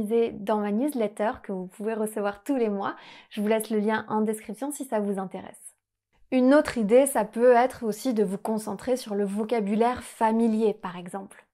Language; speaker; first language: French; native; French